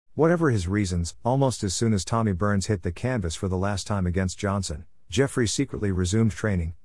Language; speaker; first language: English; native; English